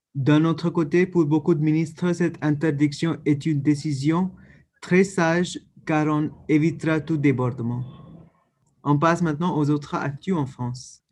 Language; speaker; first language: French; non-native, fluent; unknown